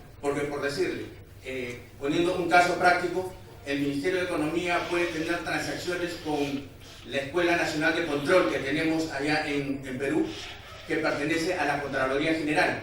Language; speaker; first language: Spanish; native; Spanish